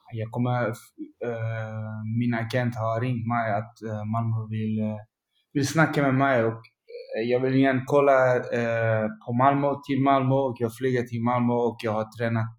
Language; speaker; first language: Swedish; non-native, learner; Dutch